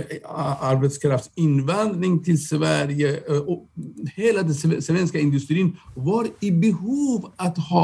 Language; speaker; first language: Swedish; non-native, fluent; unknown